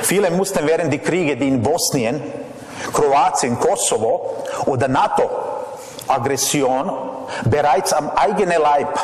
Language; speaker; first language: German; non-native, fluent; Serbian